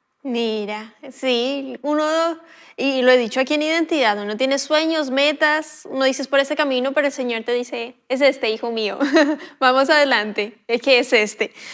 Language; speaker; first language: Spanish; native; Spanish